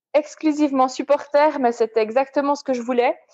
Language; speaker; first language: French; native; French